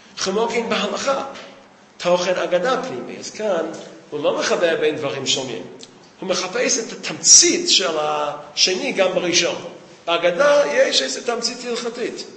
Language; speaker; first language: Hebrew; non-native, fluent; English